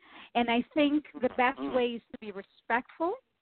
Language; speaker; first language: English; non-native, fluent; Portuguese